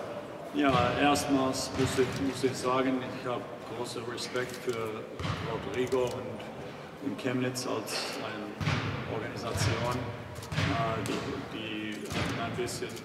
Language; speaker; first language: German; non-native, fluent; Finnish